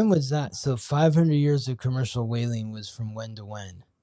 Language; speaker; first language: English; native; English